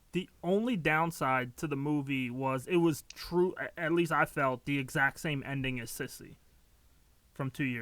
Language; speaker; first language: English; native; English